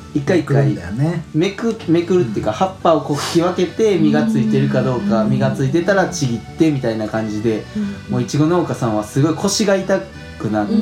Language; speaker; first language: Japanese; native; Japanese